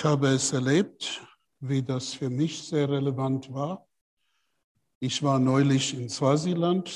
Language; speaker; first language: German; non-native, fluent; English